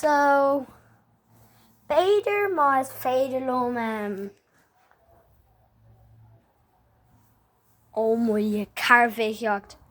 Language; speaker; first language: Irish; non-native, local second language; English